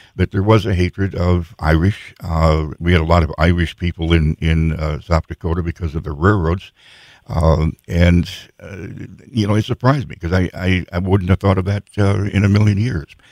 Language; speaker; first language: English; native; English